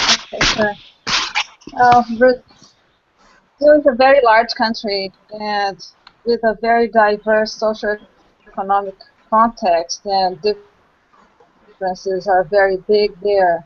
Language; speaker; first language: English; non-native, local second language; Portuguese